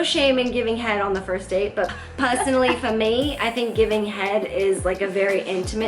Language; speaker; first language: English; native; English